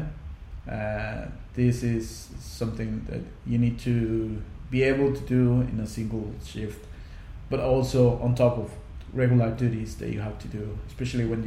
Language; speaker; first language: English; non-native, fluent; Spanish